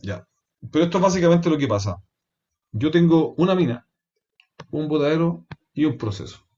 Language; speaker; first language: Spanish; native; Spanish